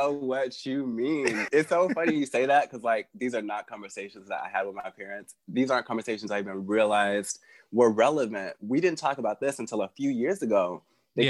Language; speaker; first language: English; native; English